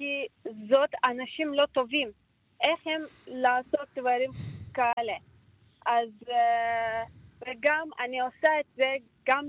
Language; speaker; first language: Hebrew; non-native, learner; Turkish